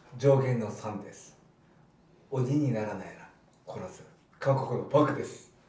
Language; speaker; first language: Japanese; non-native, fluent; Korean